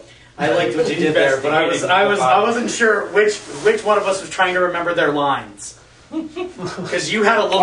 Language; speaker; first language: English; native; English